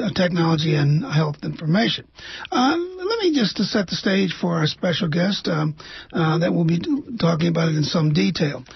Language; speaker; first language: English; native; English